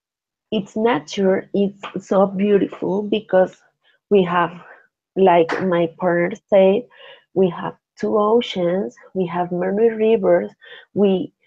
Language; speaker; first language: English; non-native, learner; Spanish